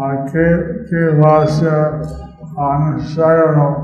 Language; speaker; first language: Spanish; non-native, learner; English